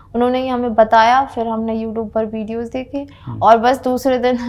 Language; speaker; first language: Hindi; native; Hindi